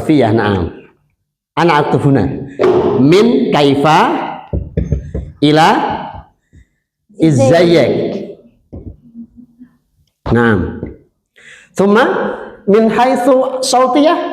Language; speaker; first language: Arabic; non-native, fluent; Indonesian